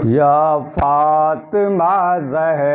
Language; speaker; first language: Urdu; native; Urdu